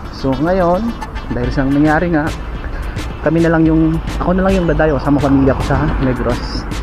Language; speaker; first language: Filipino; non-native, local second language; Cebuano